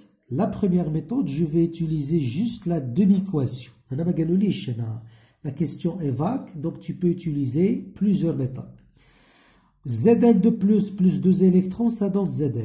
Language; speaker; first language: French; non-native, local second language; Arabic